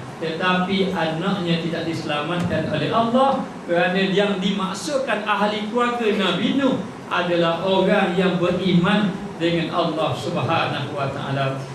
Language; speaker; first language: Malay; native; Malay